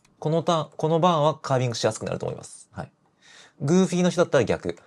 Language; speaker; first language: Japanese; native; Japanese